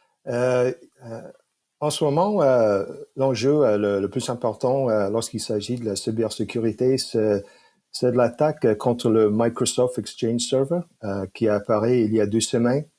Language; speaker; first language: French; non-native, fluent; English